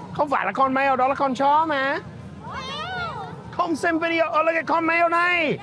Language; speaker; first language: Vietnamese; non-native, fluent; English